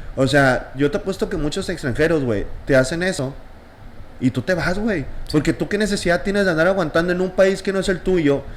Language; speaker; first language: Spanish; native; Spanish